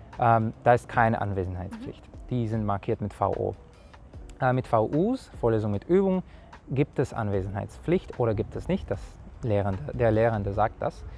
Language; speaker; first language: German; non-native, fluent; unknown